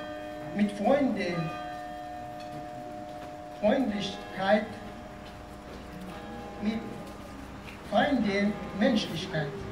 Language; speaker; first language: German; non-native, fluent; Persian